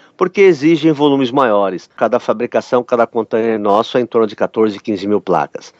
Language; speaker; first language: Portuguese; native; Portuguese